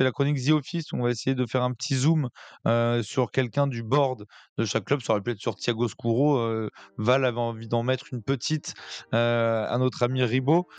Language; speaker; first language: French; native; French